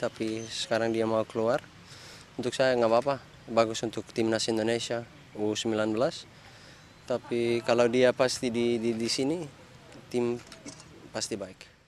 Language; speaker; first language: Indonesian; non-native, learner; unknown